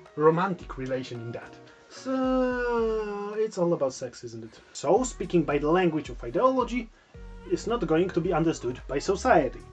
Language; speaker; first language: English; non-native, fluent; Polish